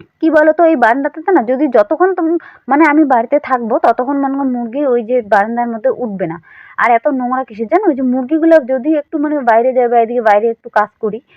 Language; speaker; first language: Bangla; non-native, local second language; Rangpuri